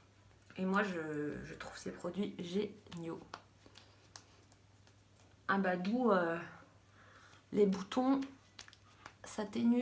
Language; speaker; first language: French; native; French